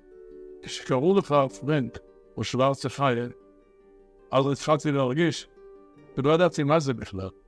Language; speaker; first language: Hebrew; early bilingual, other home language; Arabic